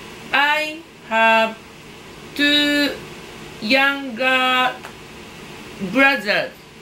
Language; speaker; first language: English; non-native, learner; Japanese